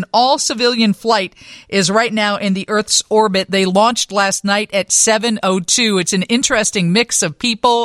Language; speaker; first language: English; native; English